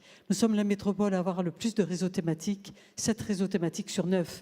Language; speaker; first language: French; native; French